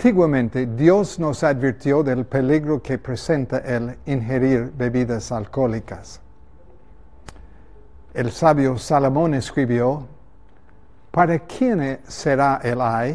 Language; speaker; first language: Spanish; native; Spanish